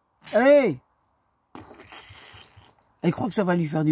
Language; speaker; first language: French; native; French